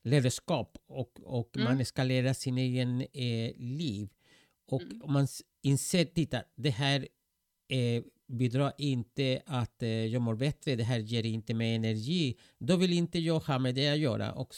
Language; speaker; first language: Swedish; non-native, fluent; Spanish